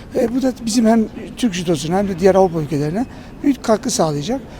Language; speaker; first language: Turkish; native; Turkish